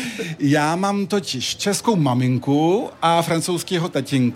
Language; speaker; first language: Czech; early bilingual, heritage; French